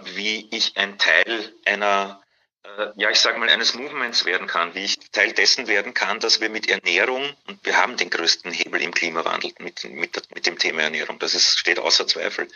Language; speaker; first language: German; native; German